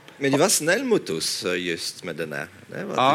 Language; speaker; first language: Swedish; non-native, fluent; French